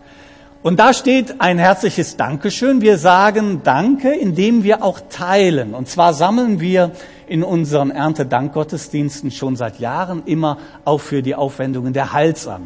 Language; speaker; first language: German; native; German